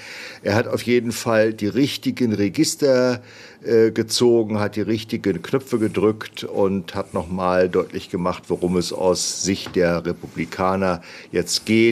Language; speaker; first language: German; native; German